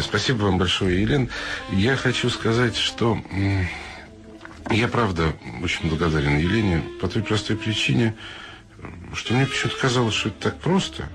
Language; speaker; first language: Russian; native; Russian